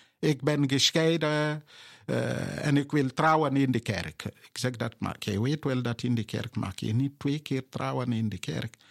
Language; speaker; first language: Dutch; non-native, fluent; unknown